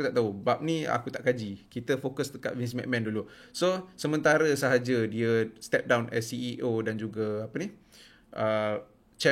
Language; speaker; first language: Malay; native; Malay